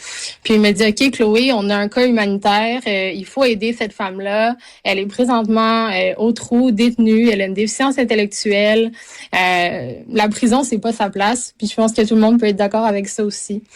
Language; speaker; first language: French; native; French